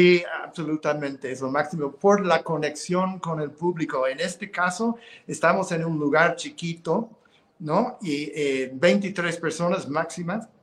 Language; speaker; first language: Spanish; non-native, fluent; English